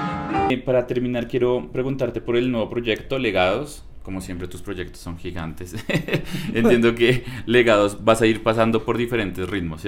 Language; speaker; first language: Spanish; native; Spanish